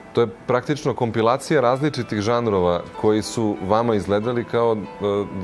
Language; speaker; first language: Croatian; native; Croatian